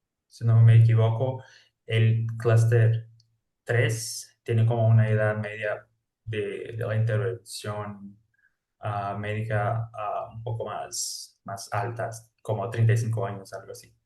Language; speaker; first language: Spanish; non-native, fluent; Portuguese